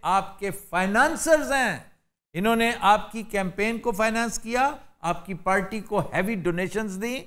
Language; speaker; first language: Urdu; non-native, local second language; Punjabi